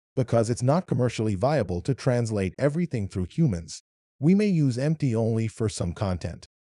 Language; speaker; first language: English; non-native, fluent; Arabic